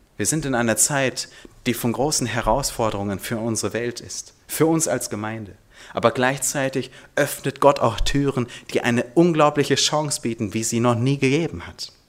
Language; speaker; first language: German; early bilingual, heritage; German